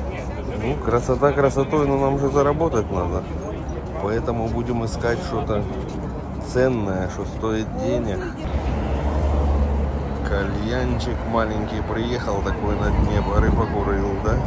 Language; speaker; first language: Russian; native; Russian